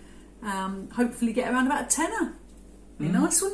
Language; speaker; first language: English; native; English